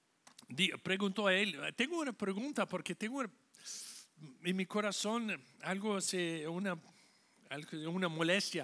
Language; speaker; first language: Spanish; non-native, fluent; English